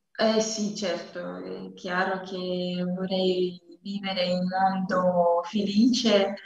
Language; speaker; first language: Italian; non-native, learner; Russian